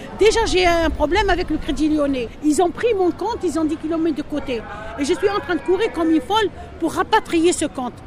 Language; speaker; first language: French; non-native, local second language; Arabic